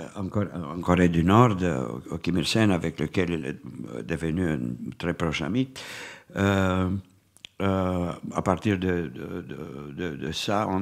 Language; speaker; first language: French; non-native, fluent; Romanian